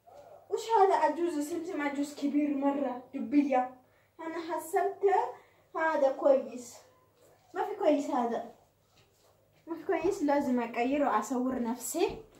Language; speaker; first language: Arabic; non-native, learner; Oromo